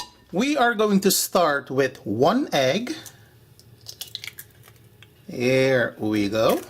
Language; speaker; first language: English; non-native, fluent; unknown